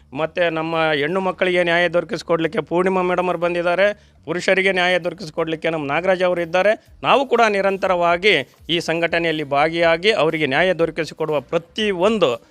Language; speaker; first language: Kannada; native; Kannada